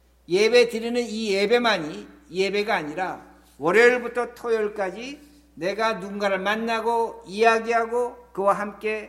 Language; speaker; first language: Korean; native; Korean